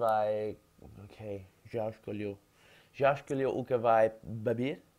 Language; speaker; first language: Portuguese; non-native, learner; English